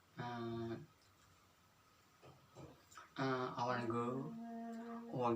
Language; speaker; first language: English; non-native, learner; Indonesian